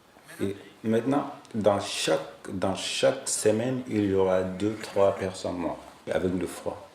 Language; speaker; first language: French; non-native, learner; Arabic